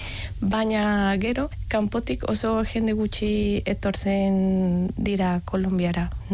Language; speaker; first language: Basque; non-native, learner; Spanish